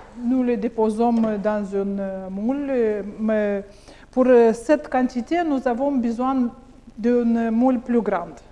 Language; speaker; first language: French; non-native, learner; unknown